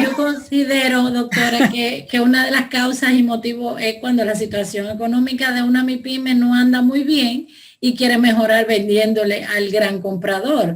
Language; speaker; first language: Spanish; native; Spanish